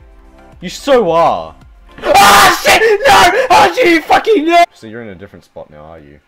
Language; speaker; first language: English; native; English